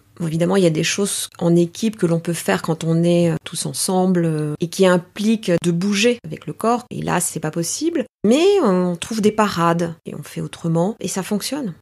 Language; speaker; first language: French; native; French